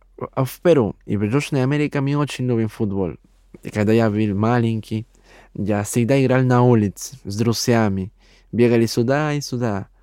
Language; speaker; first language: Russian; non-native, learner; Spanish